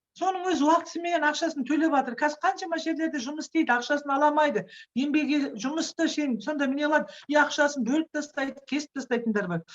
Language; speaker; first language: Kazakh; non-native, local second language; Russian